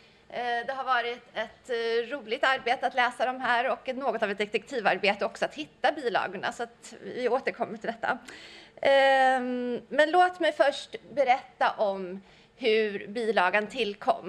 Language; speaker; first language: Swedish; native; Swedish